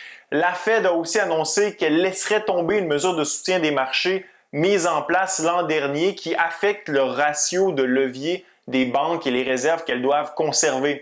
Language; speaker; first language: French; native; French